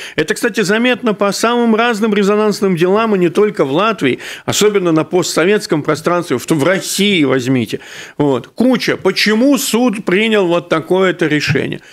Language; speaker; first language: Russian; native; Russian